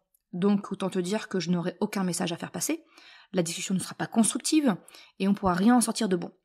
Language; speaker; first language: French; native; French